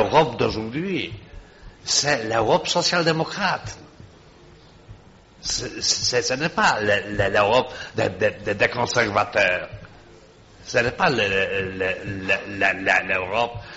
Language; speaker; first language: French; non-native, fluent; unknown